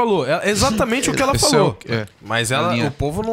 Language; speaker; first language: Portuguese; native; Portuguese